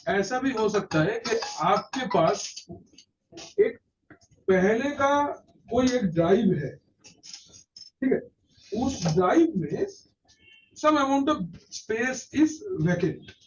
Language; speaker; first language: Hindi; non-native, local second language; Bangla